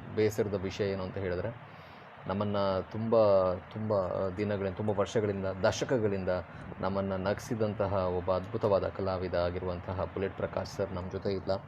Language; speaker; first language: Kannada; non-native, local second language; Tulu